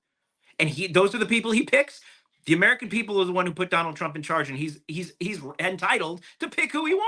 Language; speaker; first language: English; native; English